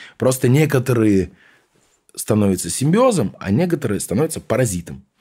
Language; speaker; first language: Russian; early bilingual, heritage; Russian